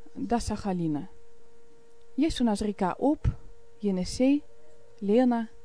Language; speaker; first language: Russian; non-native, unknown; Dutch